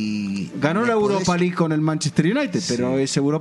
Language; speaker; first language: Spanish; native; Spanish